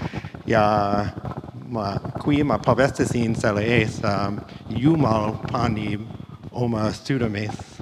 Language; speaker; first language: Estonian; non-native, learner; English